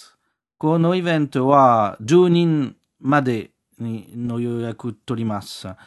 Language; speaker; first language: Japanese; non-native, learner; French